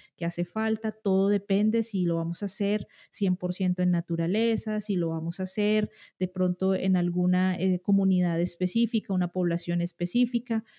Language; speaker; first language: Spanish; native; Spanish